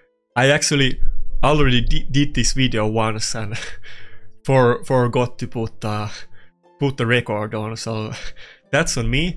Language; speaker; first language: English; non-native, fluent; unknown